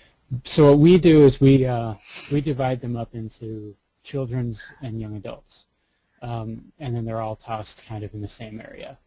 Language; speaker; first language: English; native; English